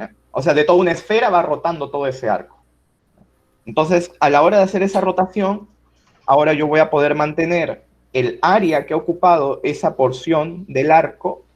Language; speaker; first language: Spanish; native; Spanish